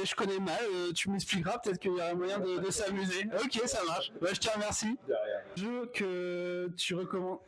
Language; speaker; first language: French; native; French